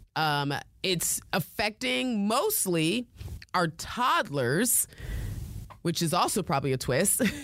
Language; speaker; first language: English; native; English